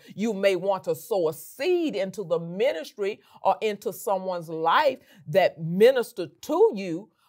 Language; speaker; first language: English; native; English